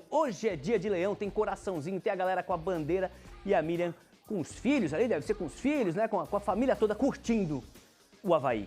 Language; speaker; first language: Portuguese; native; Portuguese